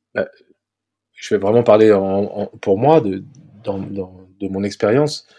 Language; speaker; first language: French; native; French